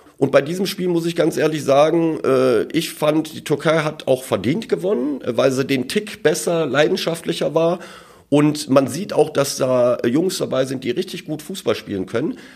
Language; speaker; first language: German; early bilingual, other home language; Turkish